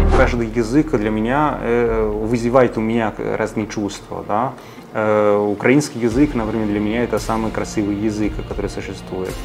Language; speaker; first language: Russian; non-native, fluent; Italian